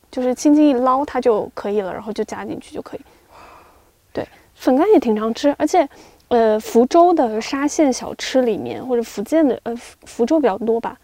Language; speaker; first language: Chinese; native; Chinese